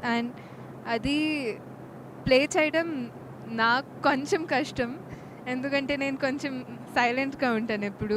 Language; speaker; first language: Telugu; non-native, fluent; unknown